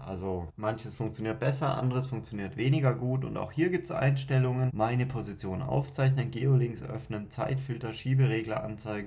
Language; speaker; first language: German; native; German